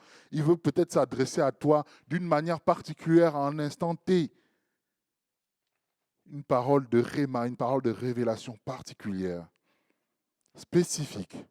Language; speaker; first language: French; native; French